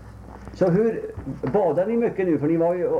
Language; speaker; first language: Swedish; native; Swedish